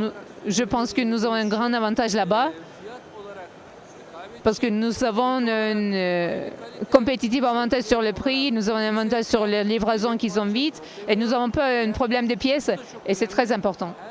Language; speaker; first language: French; non-native, learner; Turkish